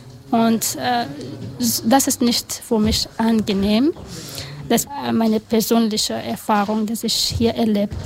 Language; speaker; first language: German; non-native, learner; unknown